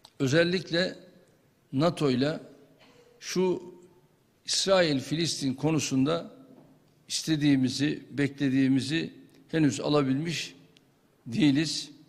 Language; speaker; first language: Turkish; native; Turkish